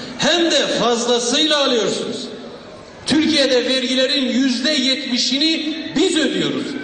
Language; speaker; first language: Turkish; non-native, local second language; Kurdish